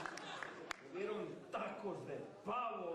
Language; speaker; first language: Spanish; early bilingual, heritage; Spanish